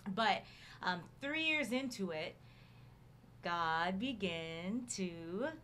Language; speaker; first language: English; native; English